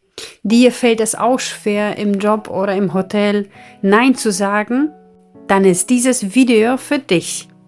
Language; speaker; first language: German; non-native, fluent; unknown